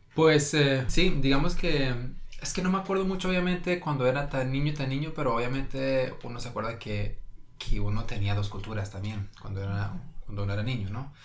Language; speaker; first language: Spanish; early bilingual, heritage; Norwegian